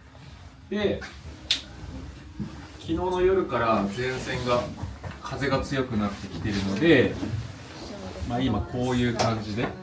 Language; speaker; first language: Japanese; native; Japanese